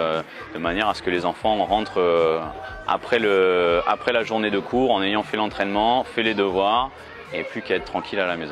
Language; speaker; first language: French; native; French